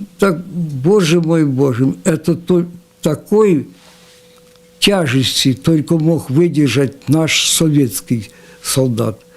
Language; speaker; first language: Russian; non-native, local second language; Ukrainian